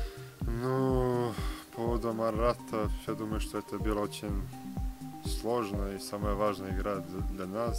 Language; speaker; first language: Russian; non-native, learner; Serbian